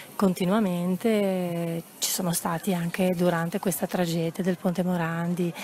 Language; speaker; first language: Italian; native; Italian